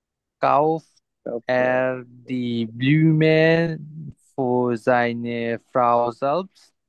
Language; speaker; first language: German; non-native, learner; Bangla